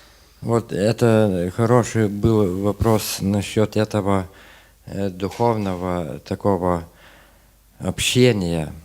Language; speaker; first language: Russian; non-native, fluent; Lithuanian